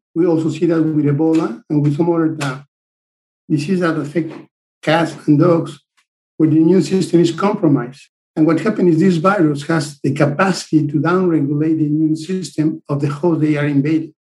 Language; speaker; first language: English; non-native, fluent; Spanish